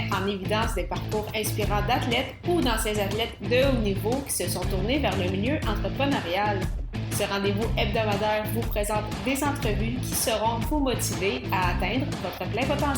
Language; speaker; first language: French; native; French